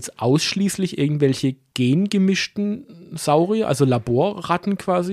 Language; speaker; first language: German; native; German